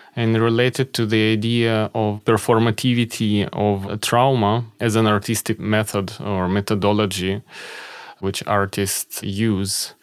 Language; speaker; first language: English; non-native, fluent; Ukrainian